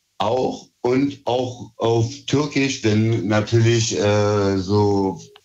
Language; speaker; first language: German; early bilingual, other home language; Turkish